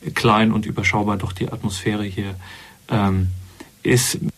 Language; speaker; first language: German; native; German